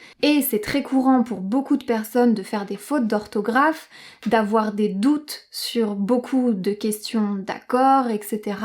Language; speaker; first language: French; native; French